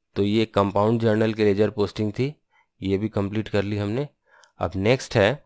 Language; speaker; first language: Hindi; non-native, local second language; Bangla